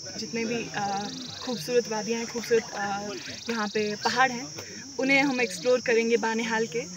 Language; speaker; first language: Hindi; non-native, local second language; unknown